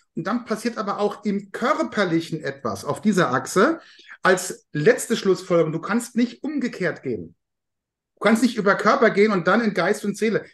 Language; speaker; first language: German; native; German